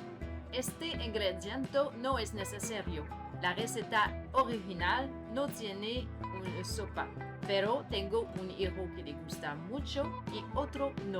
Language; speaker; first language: Spanish; non-native, learner; French